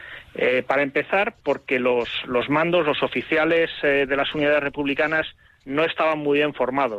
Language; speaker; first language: Spanish; native; Spanish